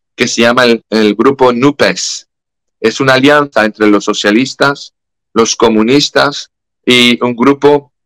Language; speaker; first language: Spanish; non-native, fluent; French